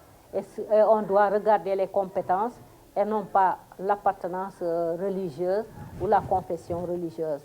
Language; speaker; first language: French; non-native, local second language; Fula